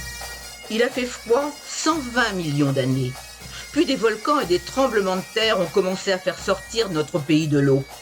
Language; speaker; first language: French; native; French